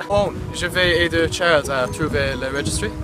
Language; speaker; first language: French; non-native, learner; English